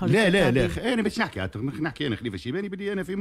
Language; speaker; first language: Arabic; native; Arabic